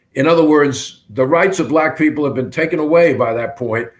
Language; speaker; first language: English; native; English